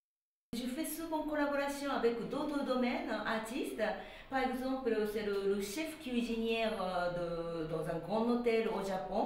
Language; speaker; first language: French; non-native, learner; Japanese